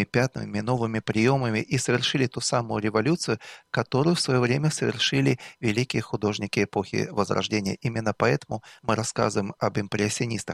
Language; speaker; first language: Russian; native; Russian